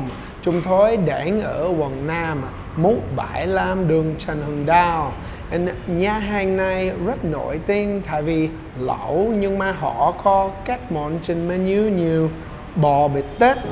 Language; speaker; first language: Vietnamese; non-native, learner; English